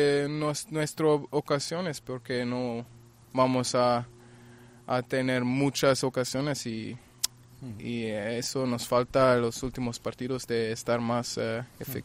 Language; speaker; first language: Spanish; non-native, fluent; German